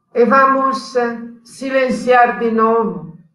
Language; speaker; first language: Portuguese; non-native, fluent; Italian